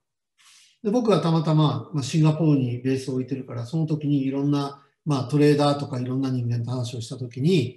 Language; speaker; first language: Japanese; native; Japanese